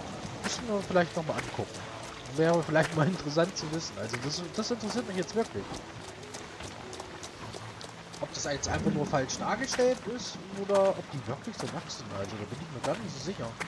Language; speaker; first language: German; native; German